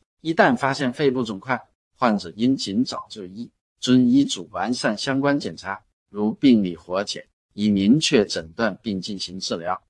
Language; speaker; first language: Chinese; native; Chinese